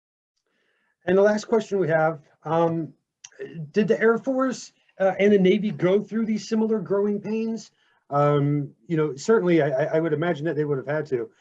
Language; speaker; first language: English; native; English